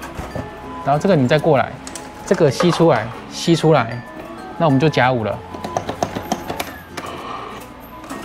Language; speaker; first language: Chinese; native; Chinese